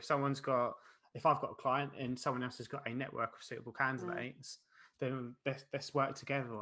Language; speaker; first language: English; native; English